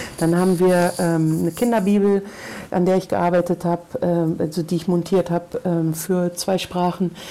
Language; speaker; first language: German; native; German